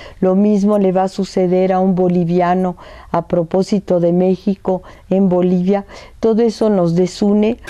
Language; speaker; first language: Spanish; early bilingual, other home language; French